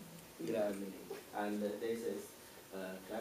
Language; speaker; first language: English; non-native, learner; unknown